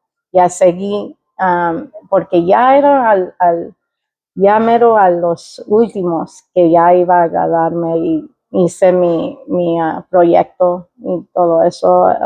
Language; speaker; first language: Spanish; early bilingual, heritage; Spanish